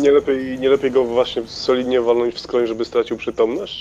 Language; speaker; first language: Polish; native; Polish